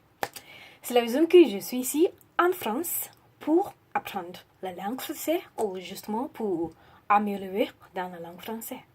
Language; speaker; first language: French; non-native, learner; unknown